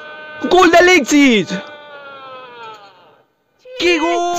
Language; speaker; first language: Spanish; native; Spanish